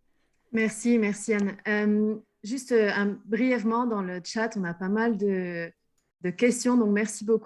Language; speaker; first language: French; native; French